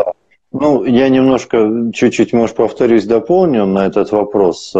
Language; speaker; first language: Russian; native; Russian